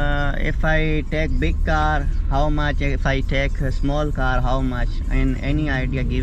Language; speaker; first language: English; non-native, learner; Urdu